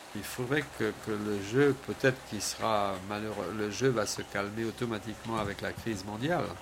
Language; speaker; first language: French; native; French